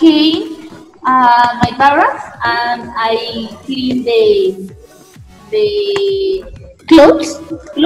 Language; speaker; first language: English; non-native, learner; Spanish